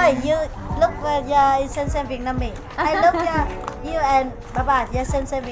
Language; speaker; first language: English; non-native, learner; Vietnamese